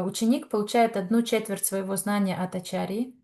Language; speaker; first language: Russian; native; Russian